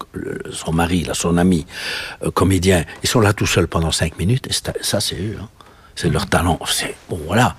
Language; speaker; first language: French; native; French